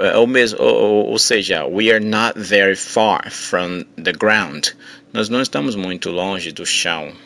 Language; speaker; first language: English; non-native, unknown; Portuguese